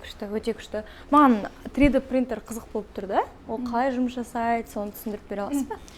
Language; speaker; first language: Kazakh; native; Kazakh